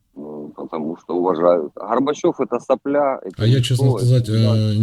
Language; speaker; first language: Russian; native; Russian